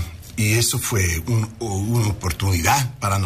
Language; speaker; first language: Spanish; non-native, learner; English